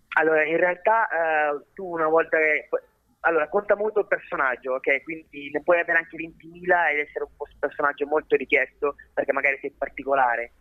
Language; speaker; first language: Italian; native; Italian